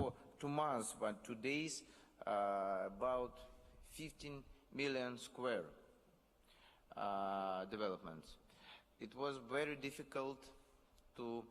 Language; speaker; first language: English; non-native, learner; Russian